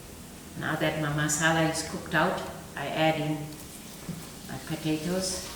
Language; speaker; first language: English; native; English